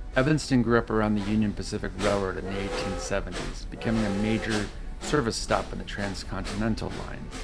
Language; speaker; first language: English; native; English